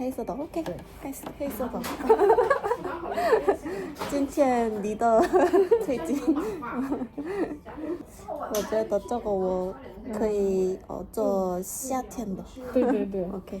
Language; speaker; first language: Chinese; non-native, learner; Korean